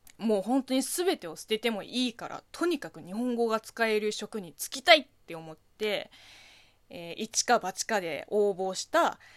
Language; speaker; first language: Japanese; non-native, fluent; Chinese